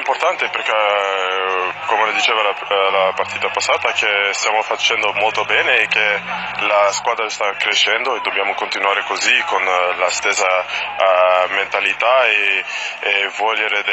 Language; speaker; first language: Italian; non-native, learner; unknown